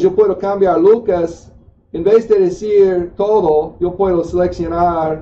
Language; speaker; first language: Spanish; non-native, fluent; English